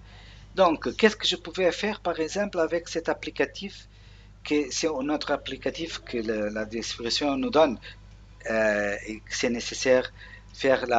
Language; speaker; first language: French; non-native, learner; Portuguese